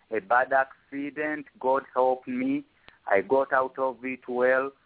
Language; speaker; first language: English; non-native, local second language; Ganda